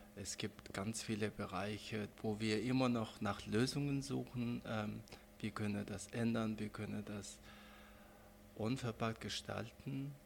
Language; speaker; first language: German; non-native, fluent; Mongolian